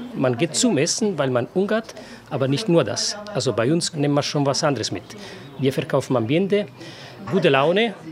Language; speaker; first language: German; non-native, fluent; Italian